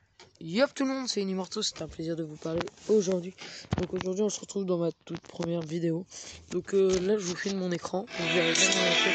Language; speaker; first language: French; native; French